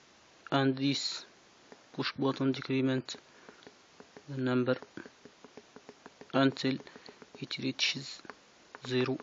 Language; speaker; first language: English; non-native, fluent; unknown